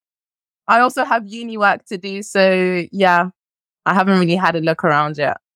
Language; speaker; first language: English; early bilingual, other home language; French